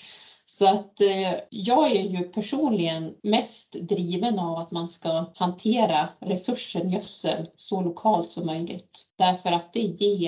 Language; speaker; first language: Swedish; native; Swedish